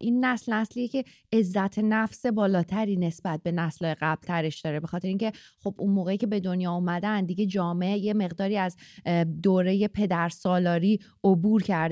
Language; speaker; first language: Persian; native; Persian